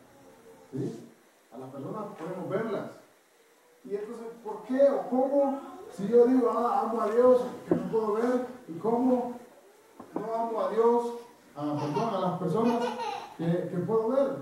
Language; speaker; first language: Spanish; non-native, fluent; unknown